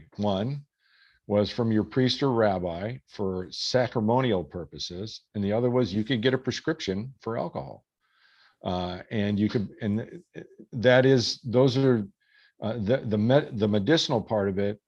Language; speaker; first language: English; native; English